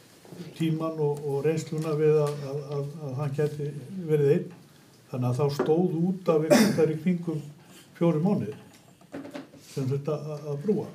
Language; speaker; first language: Icelandic; native; Icelandic